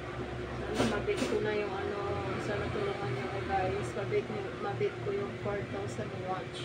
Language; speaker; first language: Filipino; native; Filipino